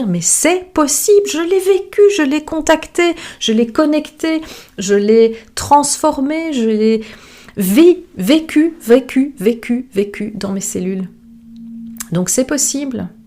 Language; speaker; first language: French; native; French